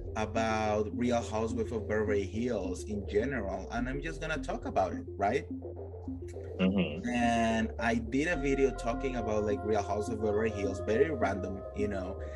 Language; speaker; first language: English; non-native, fluent; Spanish